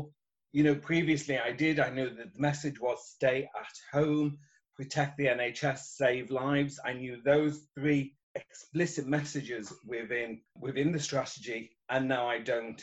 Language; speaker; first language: English; native; English